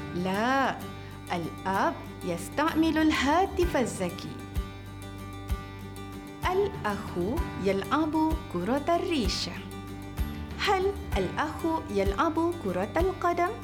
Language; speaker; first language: Arabic; non-native, fluent; Malay